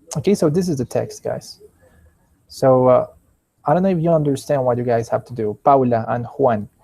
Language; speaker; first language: English; non-native, fluent; Spanish